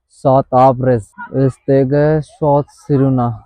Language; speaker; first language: Armenian; non-native, learner; Hindi